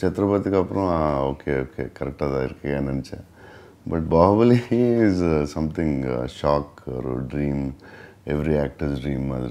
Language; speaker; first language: Tamil; non-native, learner; Telugu